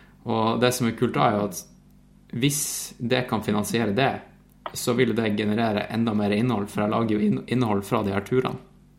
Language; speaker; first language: Norwegian; native; Norwegian